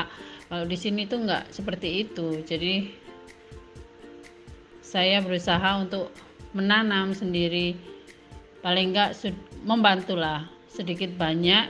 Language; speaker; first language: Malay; non-native, local second language; Javanese